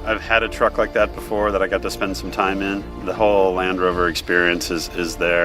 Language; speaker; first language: English; native; English